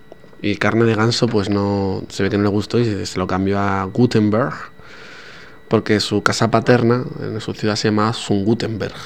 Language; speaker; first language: Spanish; native; Spanish